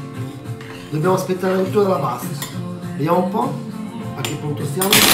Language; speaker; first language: Italian; native; Italian